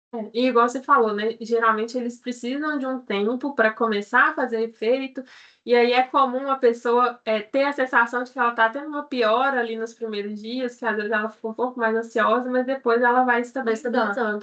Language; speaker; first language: Portuguese; native; Portuguese